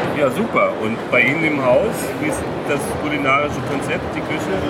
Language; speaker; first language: German; native; German